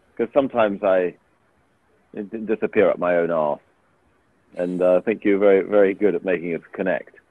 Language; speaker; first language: English; native; English